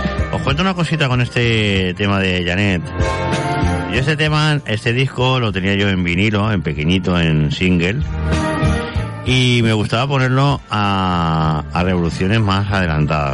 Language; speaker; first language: Spanish; native; Spanish